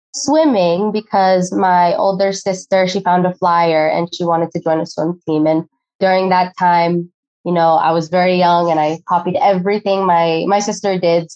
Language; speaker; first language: English; early bilingual, other home language; Filipino